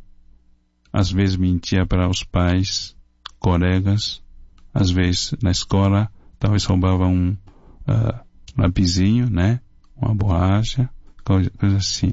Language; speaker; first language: Portuguese; non-native, fluent; Chinese